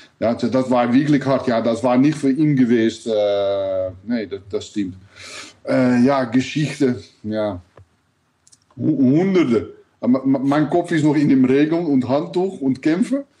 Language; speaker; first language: German; non-native, learner; Dutch